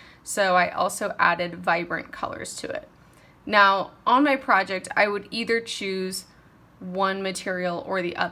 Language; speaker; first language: English; native; English